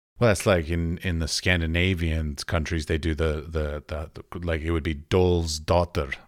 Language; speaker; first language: English; native; English